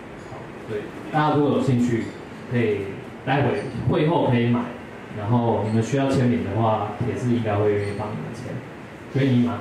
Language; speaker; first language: Chinese; native; Chinese